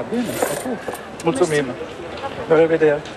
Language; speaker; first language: Romanian; non-native, learner; French